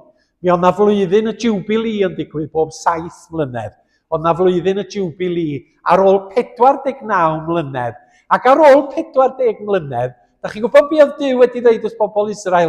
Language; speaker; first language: Welsh; native; Welsh